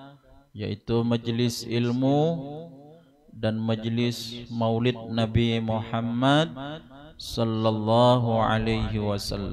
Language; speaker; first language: Indonesian; non-native, local second language; Banjar